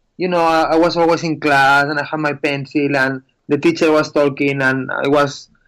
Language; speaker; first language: English; non-native, fluent; Spanish